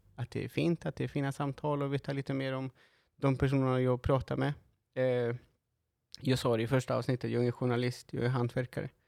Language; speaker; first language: Swedish; non-native, fluent; Spanish